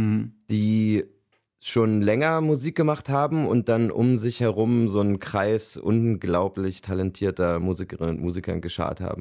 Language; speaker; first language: German; native; German